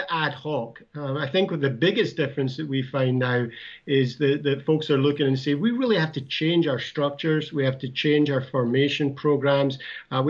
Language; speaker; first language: English; native; English